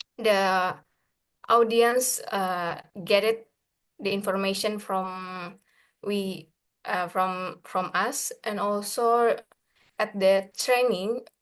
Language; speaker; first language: English; non-native, learner; Indonesian